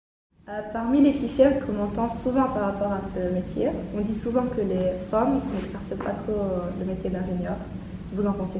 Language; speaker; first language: French; native; French